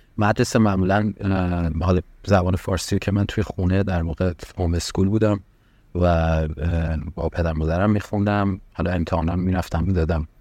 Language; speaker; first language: Persian; early bilingual, heritage; Persian